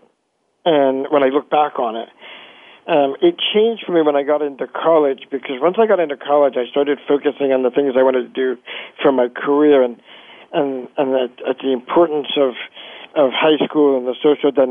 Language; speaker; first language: English; native; English